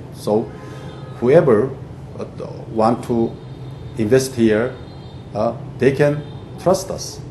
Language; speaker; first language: English; non-native, fluent; Korean